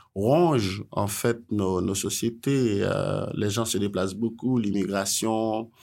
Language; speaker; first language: French; non-native, local second language; Haitian Creole